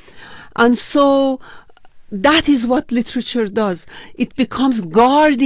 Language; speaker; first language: English; non-native, fluent; Persian